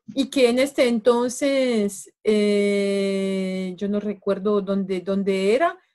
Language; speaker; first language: Spanish; non-native, fluent; French